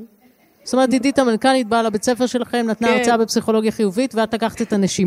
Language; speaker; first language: Hebrew; native; Hebrew